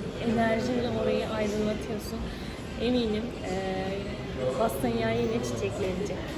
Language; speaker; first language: Turkish; native; Turkish